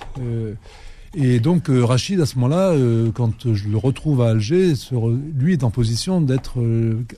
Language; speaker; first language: French; native; French